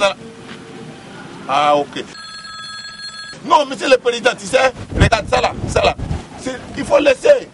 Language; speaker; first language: French; non-native, local second language; Bambara